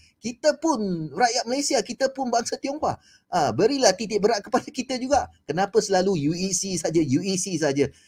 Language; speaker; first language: Malay; non-native, local second language; Chinese